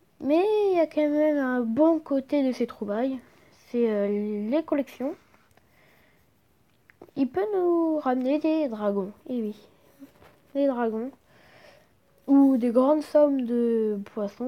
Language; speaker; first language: French; native; French